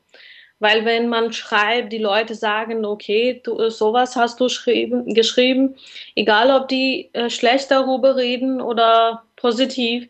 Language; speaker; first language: German; non-native, learner; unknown